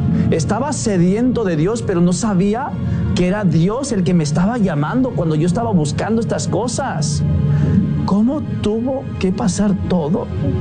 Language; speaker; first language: Spanish; early bilingual, heritage; Spanish